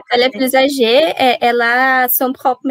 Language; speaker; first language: French; non-native, learner; Portuguese